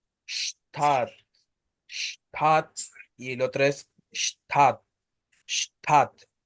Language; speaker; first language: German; non-native, learner; Spanish